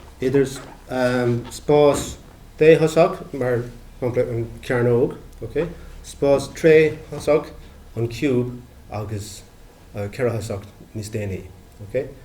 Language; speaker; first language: Irish; non-native, local second language; English